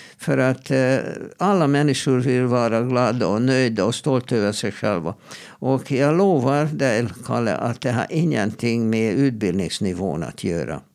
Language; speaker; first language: Swedish; non-native, fluent; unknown